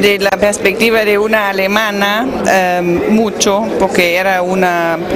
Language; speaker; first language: Spanish; non-native, fluent; German